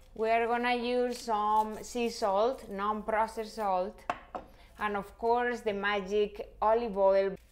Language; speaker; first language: English; non-native, fluent; Spanish